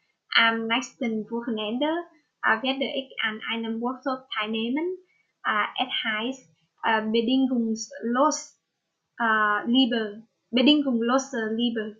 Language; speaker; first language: German; non-native, learner; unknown